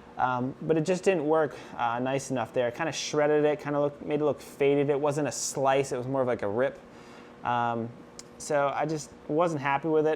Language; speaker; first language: English; native; English